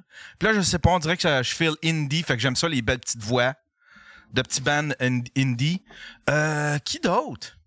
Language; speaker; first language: French; native; French